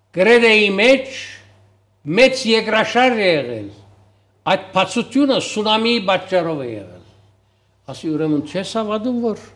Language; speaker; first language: Armenian; early bilingual, heritage; Armenian